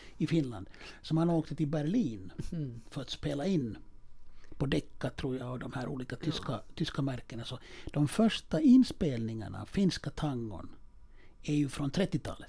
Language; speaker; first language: Swedish; native; Swedish